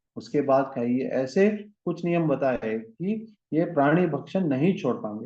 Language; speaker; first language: Hindi; non-native, local second language; Kannada